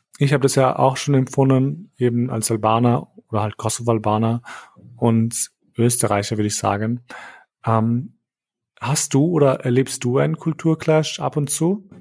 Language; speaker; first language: German; early bilingual, other home language; Albanian